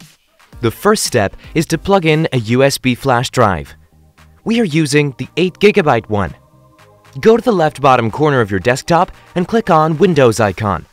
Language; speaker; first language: English; non-native, fluent; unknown